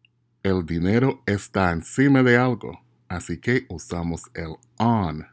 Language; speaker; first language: Spanish; non-native, fluent; English